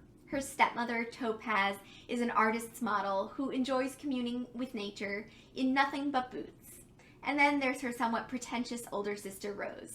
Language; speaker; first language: English; native; English